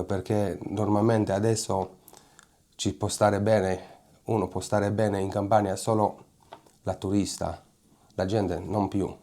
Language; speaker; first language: Italian; non-native, fluent; Hebrew